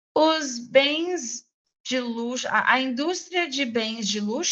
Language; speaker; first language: Portuguese; non-native, fluent; English